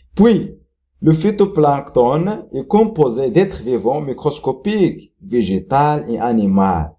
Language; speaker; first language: French; non-native, local second language; Arabic